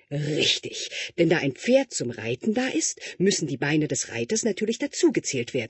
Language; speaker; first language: German; native; German